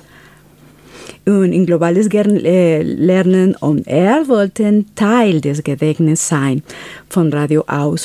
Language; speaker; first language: German; non-native, fluent; Spanish